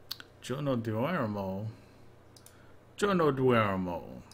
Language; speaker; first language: Spanish; non-native, learner; English